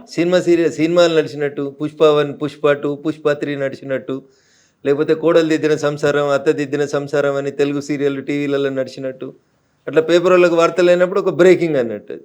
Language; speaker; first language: Telugu; native; Telugu